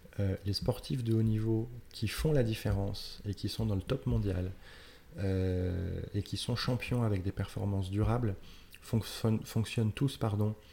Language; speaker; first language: French; native; French